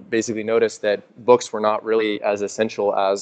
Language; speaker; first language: English; native; English